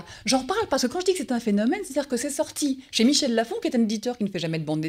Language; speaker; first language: French; native; French